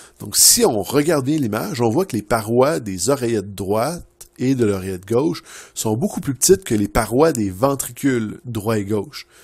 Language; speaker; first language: French; native; French